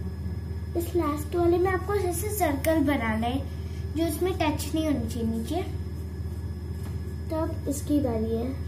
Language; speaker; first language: Hindi; native; Hindi